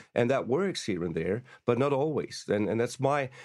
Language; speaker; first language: English; non-native, fluent; German